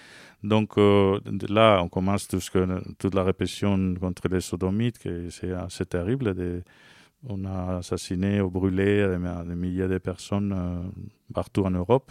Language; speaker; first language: French; non-native, fluent; Spanish